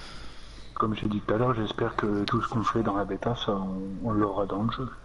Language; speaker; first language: French; native; French